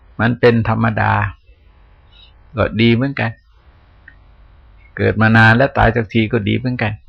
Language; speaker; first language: Thai; native; Thai